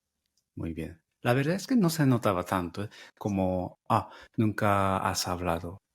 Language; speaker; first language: Spanish; non-native, fluent; Japanese